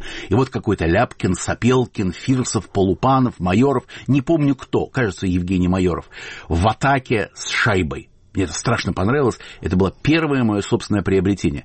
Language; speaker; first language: Russian; native; Russian